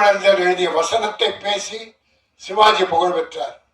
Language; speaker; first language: Tamil; native; Tamil